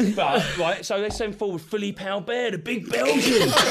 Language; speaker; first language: English; native; English